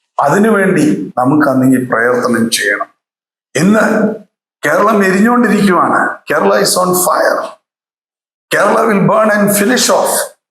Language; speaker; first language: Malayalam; early bilingual, heritage; Malayalam